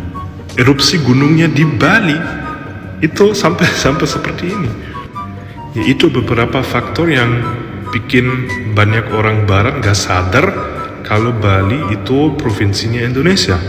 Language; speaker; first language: Indonesian; non-native, fluent; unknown